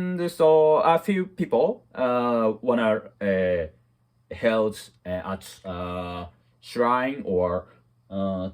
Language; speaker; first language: English; non-native, learner; Japanese